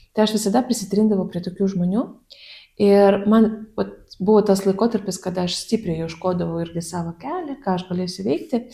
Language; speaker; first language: Lithuanian; non-native, fluent; Russian